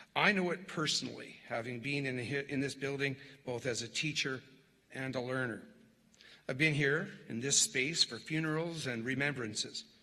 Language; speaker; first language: English; native; English